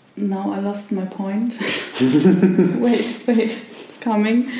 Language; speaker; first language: English; non-native, fluent; German